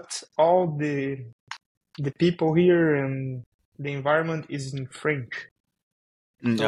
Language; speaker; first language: English; non-native, fluent; Portuguese